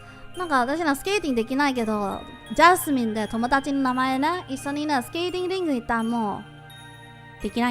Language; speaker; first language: Japanese; non-native, learner; English